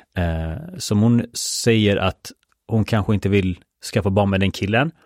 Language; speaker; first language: Swedish; early bilingual, other home language; Spanish